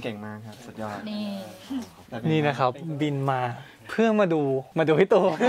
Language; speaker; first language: Thai; native; Thai